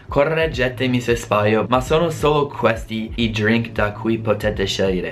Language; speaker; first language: Italian; non-native, fluent; English